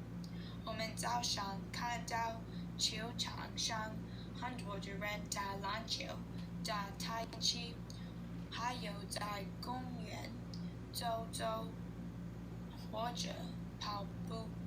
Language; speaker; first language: Chinese; non-native, learner; English